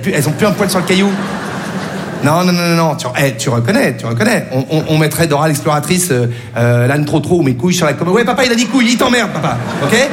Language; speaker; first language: French; native; French